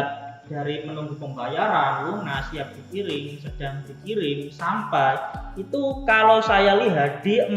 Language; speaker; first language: Indonesian; native; Indonesian